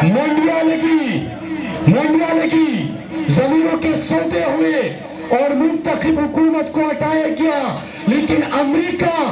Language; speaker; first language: Urdu; non-native, local second language; Pashto